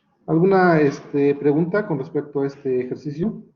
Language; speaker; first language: Spanish; native; Spanish